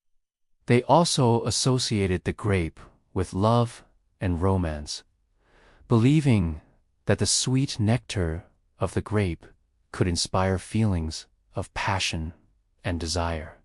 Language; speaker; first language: English; native; English